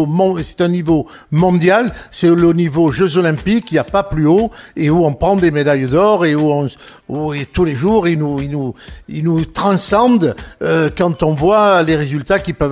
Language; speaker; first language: French; native; French